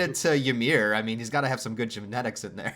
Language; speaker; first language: English; native; English